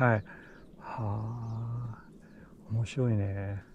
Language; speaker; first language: Japanese; non-native, learner; English